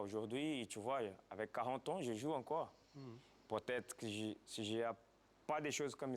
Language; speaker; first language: French; non-native, fluent; Portuguese